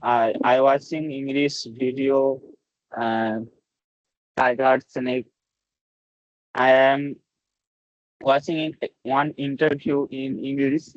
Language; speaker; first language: English; non-native, learner; Bangla